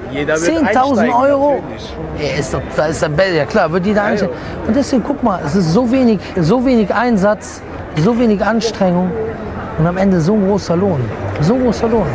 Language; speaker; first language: German; native; German